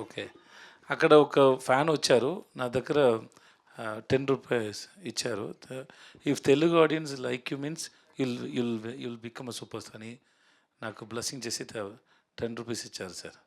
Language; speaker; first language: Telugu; non-native, learner; Tamil